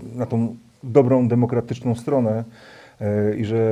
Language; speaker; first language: Polish; native; Polish